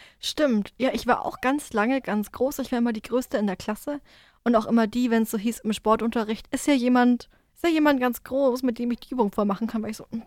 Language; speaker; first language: German; native; German